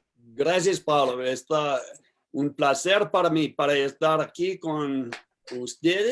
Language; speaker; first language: Spanish; non-native, learner; English